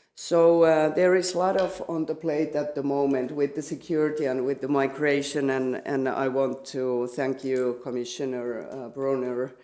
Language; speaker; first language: English; non-native, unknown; Finnish